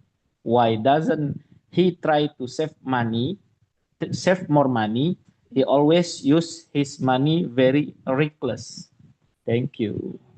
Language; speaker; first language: English; non-native, learner; Indonesian